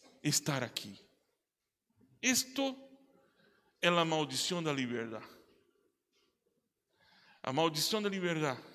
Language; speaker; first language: Spanish; non-native, learner; Portuguese